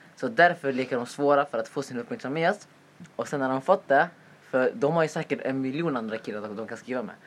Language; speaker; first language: Swedish; native; Swedish